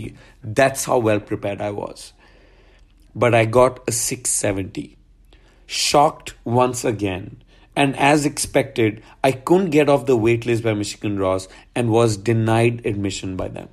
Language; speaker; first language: English; non-native, local second language; Hindi